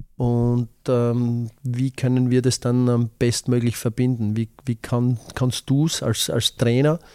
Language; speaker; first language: German; native; German